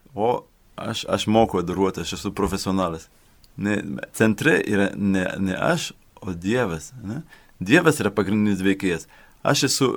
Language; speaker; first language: Lithuanian; non-native, learner; French